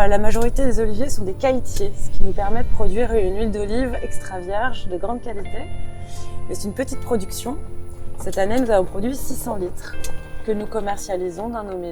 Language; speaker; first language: French; native; French